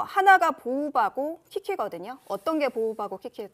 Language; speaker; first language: Korean; native; Korean